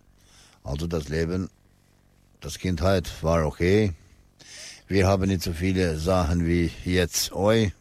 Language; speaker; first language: German; non-native, fluent; Albanian